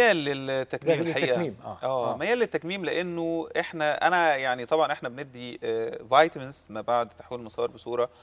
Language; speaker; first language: Arabic; native; Arabic